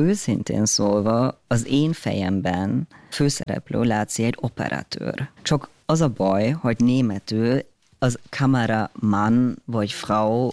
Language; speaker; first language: Hungarian; early bilingual, heritage; German